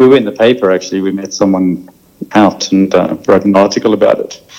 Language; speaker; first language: English; native; English